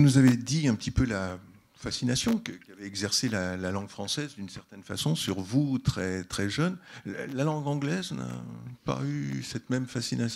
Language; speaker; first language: French; native; French